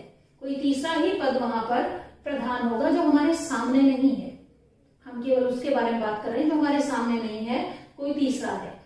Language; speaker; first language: Hindi; native; Hindi